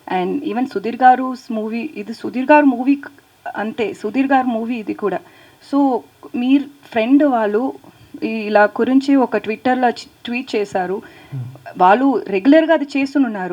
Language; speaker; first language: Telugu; non-native, learner; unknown